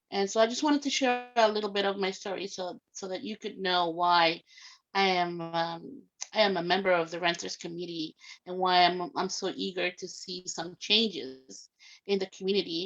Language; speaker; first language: English; early bilingual, other home language; Spanish